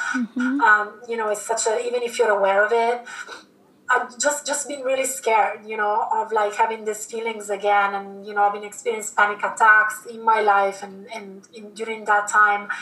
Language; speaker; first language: English; non-native, fluent; Italian